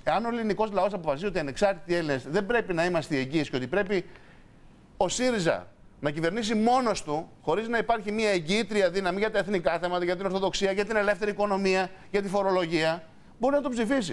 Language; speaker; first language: Greek; native; Greek